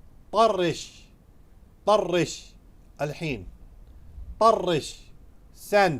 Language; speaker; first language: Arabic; non-native, fluent; Urdu